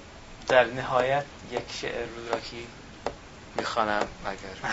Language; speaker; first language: Persian; non-native, learner; English